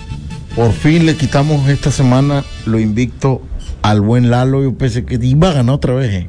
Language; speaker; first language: Spanish; native; Spanish